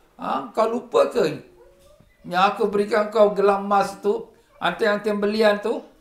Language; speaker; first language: Malay; native; Malay